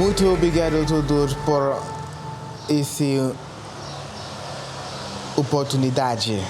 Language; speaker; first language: Portuguese; non-native, learner; French